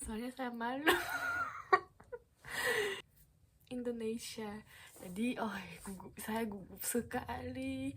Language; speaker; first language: Indonesian; non-native, fluent; Korean